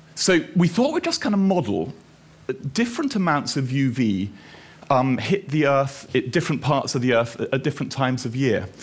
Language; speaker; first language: English; native; English